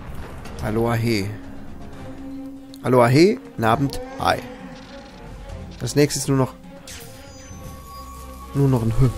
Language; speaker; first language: German; native; German